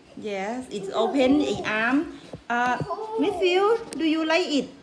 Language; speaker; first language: English; non-native, learner; Thai